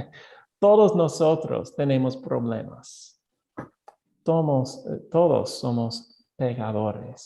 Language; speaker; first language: Spanish; non-native, fluent; English